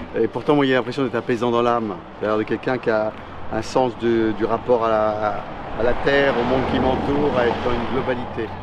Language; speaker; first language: French; native; French